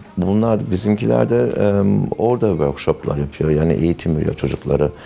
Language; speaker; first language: Turkish; early bilingual, heritage; Turkish